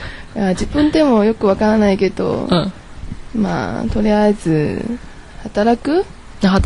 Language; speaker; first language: Japanese; non-native, learner; Chinese